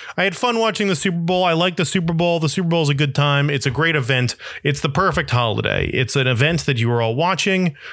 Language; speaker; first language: English; native; English